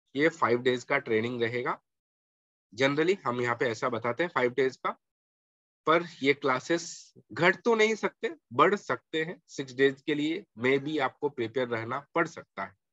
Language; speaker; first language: Hindi; non-native, local second language; Marathi